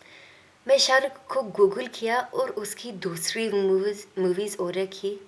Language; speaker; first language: Hindi; non-native, learner; English